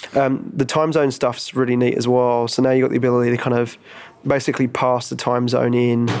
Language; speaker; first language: English; native; English